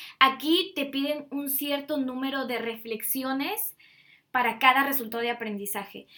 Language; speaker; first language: Spanish; native; Spanish